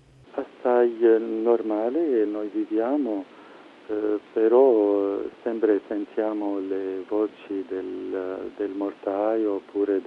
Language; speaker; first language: Italian; non-native, fluent; Arabic